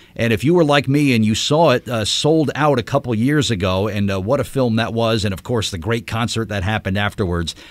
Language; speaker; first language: English; native; English